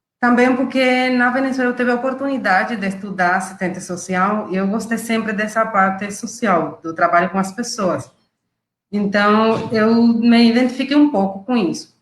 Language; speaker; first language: Portuguese; non-native, fluent; Spanish